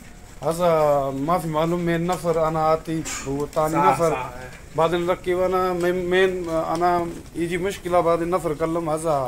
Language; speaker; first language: Arabic; non-native, learner; Hindi